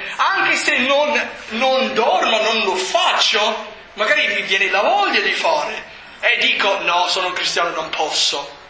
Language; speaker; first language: Italian; non-native, fluent; English